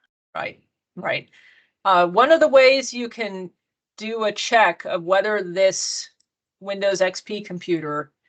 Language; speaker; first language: English; native; English